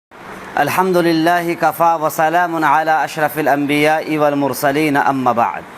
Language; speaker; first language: Arabic; non-native, fluent; Urdu